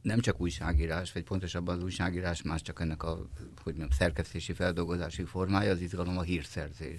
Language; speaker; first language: Hungarian; native; Hungarian